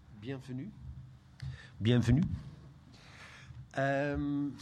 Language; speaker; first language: French; non-native, fluent; Dutch